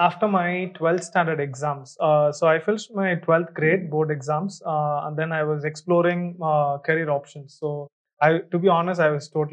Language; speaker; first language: English; non-native, local second language; Tamil